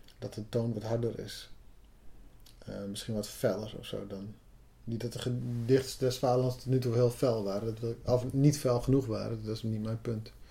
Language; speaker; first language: Dutch; non-native, local second language; Western Frisian